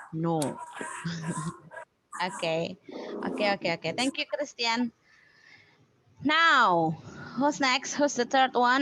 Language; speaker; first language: English; non-native, fluent; Indonesian